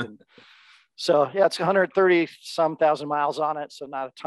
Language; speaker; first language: English; native; English